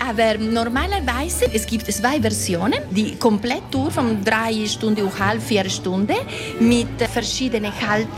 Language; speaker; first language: German; non-native, local second language; Italian